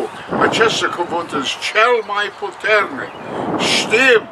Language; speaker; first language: Romanian; non-native, learner; English